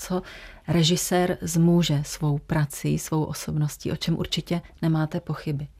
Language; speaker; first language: Czech; native; Czech